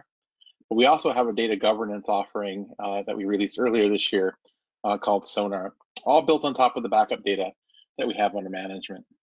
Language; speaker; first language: English; native; English